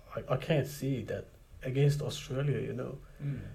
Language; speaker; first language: English; non-native, fluent; Persian